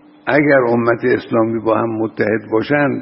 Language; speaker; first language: Persian; native; Persian